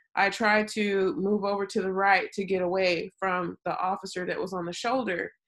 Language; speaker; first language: English; native; English